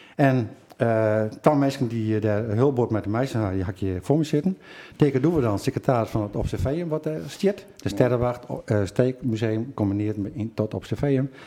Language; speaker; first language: Dutch; non-native, local second language; Western Frisian